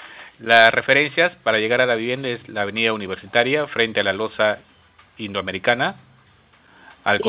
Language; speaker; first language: Spanish; native; Spanish